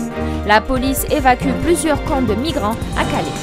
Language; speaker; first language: French; non-native, local second language; Arabic